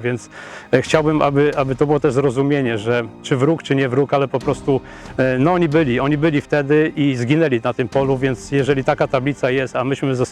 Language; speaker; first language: Polish; native; Polish